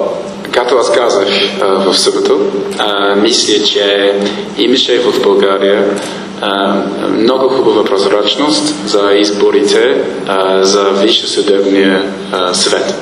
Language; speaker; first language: Bulgarian; non-native, fluent; English